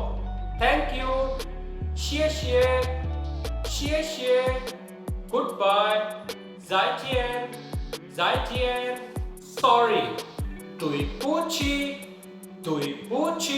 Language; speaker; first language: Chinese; non-native, learner; Urdu